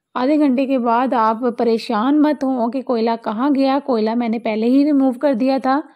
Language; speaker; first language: Hindi; native; Hindi